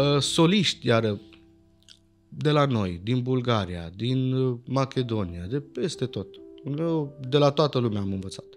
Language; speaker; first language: Romanian; early bilingual, heritage; Romanian